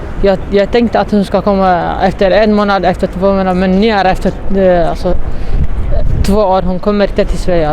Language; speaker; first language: Swedish; non-native, learner; Tigrinya